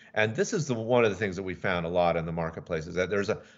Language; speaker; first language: English; native; English